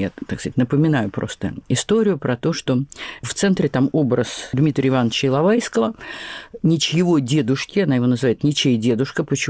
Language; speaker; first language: Russian; native; Russian